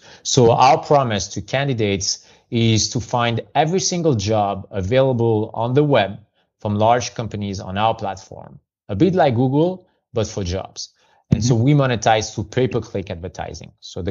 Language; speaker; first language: English; non-native, fluent; French